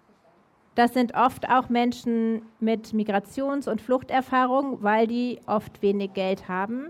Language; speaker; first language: German; native; German